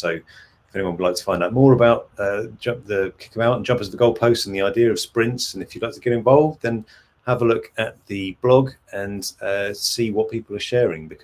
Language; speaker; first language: English; native; English